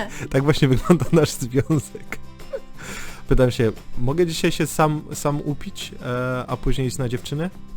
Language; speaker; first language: Polish; native; Polish